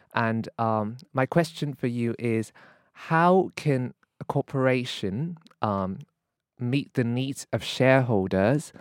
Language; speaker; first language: English; non-native, local second language; Cantonese